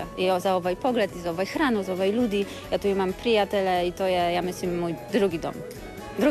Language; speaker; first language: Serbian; non-native, learner; Polish